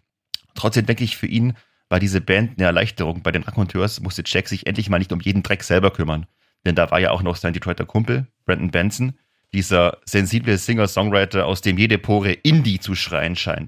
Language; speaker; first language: German; native; German